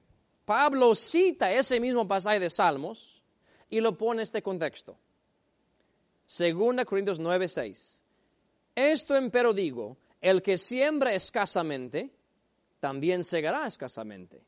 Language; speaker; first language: Spanish; native; Spanish